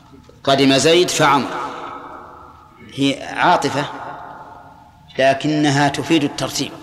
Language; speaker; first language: Arabic; native; Arabic